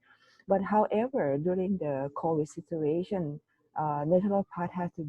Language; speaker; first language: English; non-native, learner; Thai